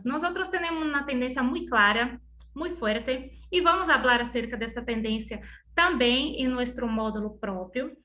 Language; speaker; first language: Spanish; non-native, learner; Portuguese